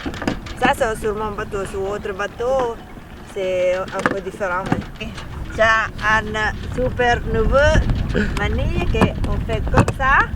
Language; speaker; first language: French; non-native, learner; Italian